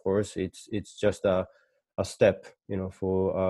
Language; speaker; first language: English; non-native, fluent; Japanese